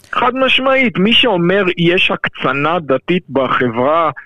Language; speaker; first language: Hebrew; native; Hebrew